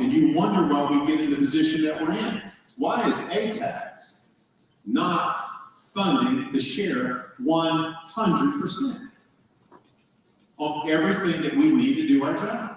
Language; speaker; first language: English; native; English